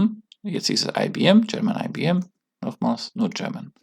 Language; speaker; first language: German; non-native, learner; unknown